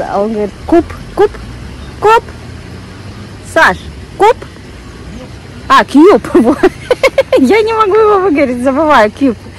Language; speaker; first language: Russian; native; Russian